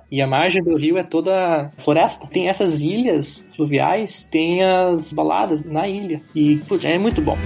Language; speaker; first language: Portuguese; native; Portuguese